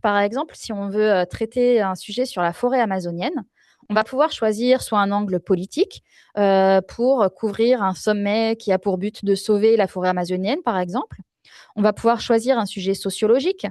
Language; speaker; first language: French; native; French